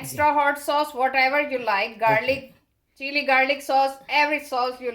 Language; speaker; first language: English; non-native, learner; Hindi